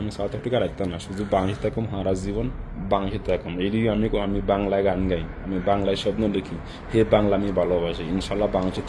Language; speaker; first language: Bangla; non-native, fluent; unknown